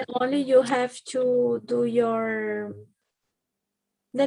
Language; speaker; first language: English; non-native, learner; Spanish